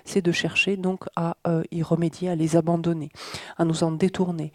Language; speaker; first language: French; native; French